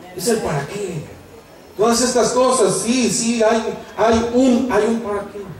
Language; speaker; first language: Spanish; native; Spanish